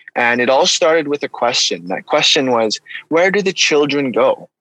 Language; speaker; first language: English; native; English